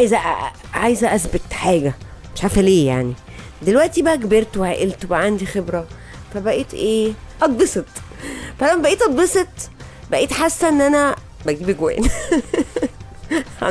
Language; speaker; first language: Arabic; native; Arabic